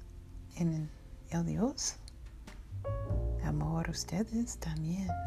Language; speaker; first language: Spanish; non-native, learner; English